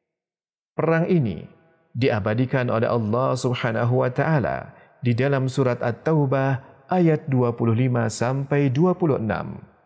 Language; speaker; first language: Indonesian; native; Indonesian